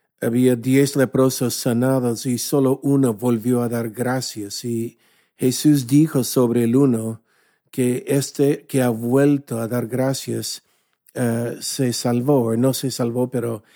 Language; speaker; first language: Spanish; non-native, fluent; English